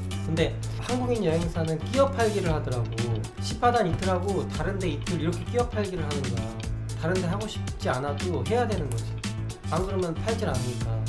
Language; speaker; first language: Korean; native; Korean